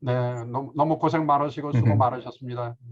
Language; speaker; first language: Korean; native; Korean